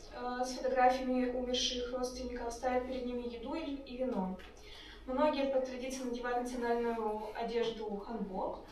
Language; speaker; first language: Russian; native; Russian